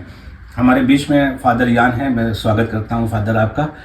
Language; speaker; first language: Hindi; native; Hindi